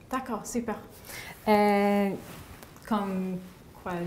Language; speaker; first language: French; non-native, learner; English